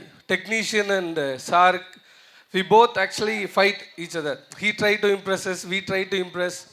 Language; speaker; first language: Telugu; non-native, learner; Tamil